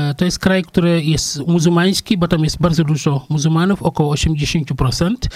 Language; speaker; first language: Polish; non-native, fluent; Wolof